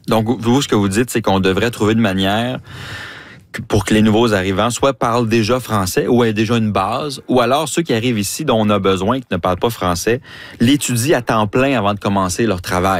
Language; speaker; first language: French; native; French